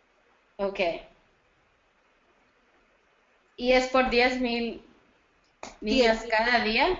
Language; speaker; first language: Spanish; early bilingual, heritage; Spanish